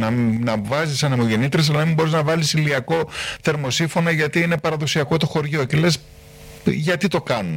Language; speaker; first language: Greek; native; Greek